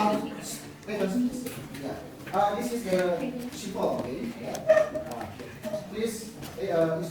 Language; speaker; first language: English; non-native, learner; Indonesian